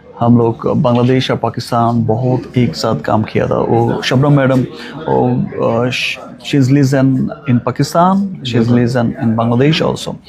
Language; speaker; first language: Hindi; non-native, learner; Bangla